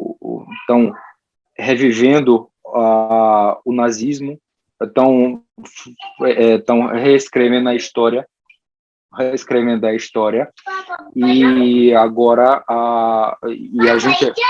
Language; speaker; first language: Portuguese; early bilingual, heritage; Portuguese